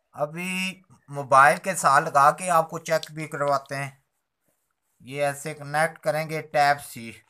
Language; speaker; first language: Urdu; non-native, local second language; Pahari-Potwari